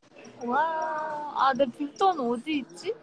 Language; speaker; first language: Korean; non-native, fluent; Russian